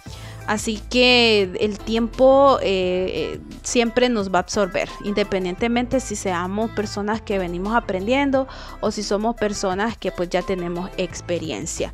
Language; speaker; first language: Spanish; native; Spanish